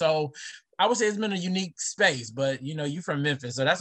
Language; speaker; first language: English; native; English